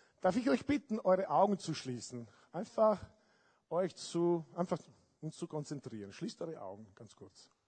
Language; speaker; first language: German; non-native, fluent; Italian